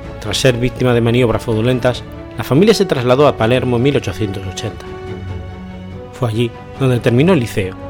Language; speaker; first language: Spanish; native; Spanish